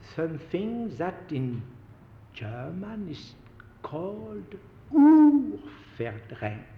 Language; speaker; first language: English; non-native, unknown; French